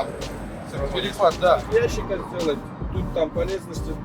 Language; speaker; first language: Russian; native; Russian